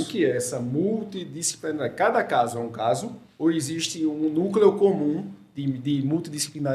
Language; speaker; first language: Portuguese; native; Portuguese